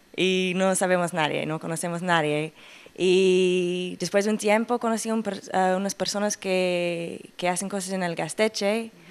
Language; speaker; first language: Spanish; non-native, learner; English